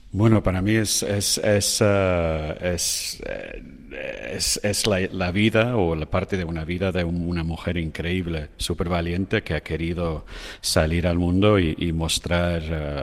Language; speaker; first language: Spanish; non-native, fluent; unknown